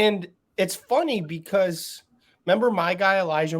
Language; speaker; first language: English; native; English